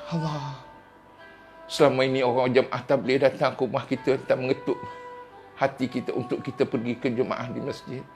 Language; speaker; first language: Malay; native; Malay